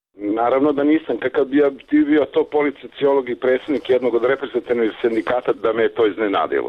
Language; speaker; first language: Serbian; native; Serbian